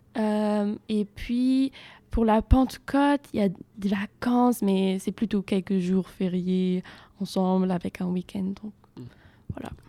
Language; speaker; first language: French; non-native, fluent; German